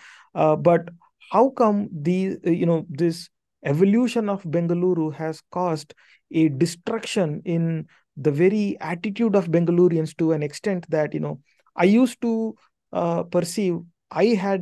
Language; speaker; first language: English; non-native, local second language; Tamil